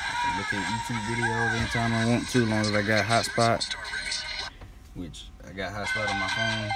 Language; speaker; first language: English; native; English